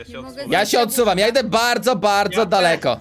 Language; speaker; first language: Polish; native; Polish